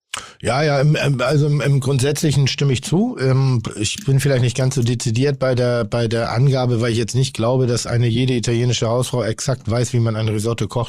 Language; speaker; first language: German; native; German